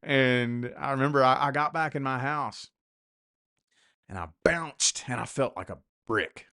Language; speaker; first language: English; native; English